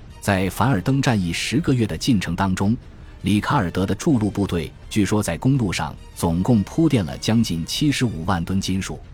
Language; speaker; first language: Chinese; native; Chinese